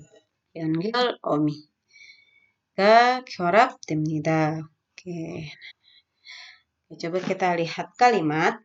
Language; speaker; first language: Indonesian; native; Indonesian